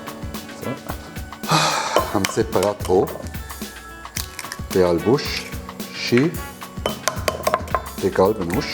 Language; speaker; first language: Romanian; non-native, learner; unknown